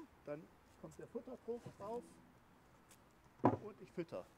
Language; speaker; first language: German; native; German